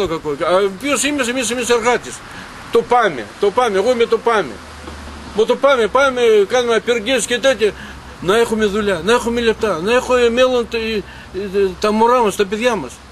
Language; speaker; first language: Greek; non-native, learner; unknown